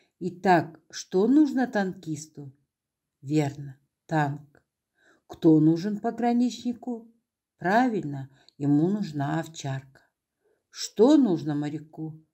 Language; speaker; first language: Russian; non-native, local second language; Kazakh